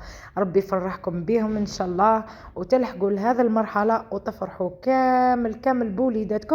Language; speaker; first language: Arabic; native; Arabic